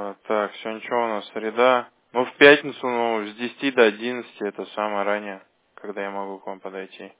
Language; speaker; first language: Russian; native; Russian